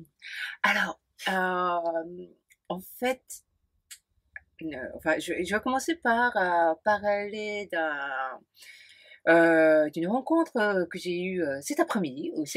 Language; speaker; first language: French; non-native, fluent; Japanese